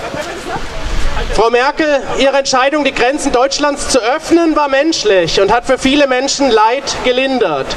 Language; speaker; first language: German; native; German